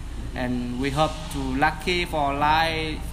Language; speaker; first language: English; non-native, learner; Vietnamese